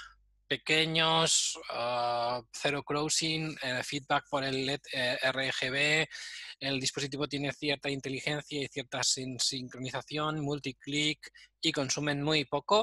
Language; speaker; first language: Spanish; native; Spanish